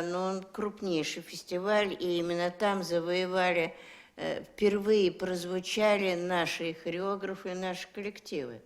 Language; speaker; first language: Russian; native; Russian